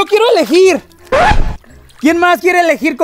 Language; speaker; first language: Spanish; native; Spanish